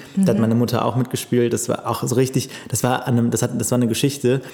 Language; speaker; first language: German; native; German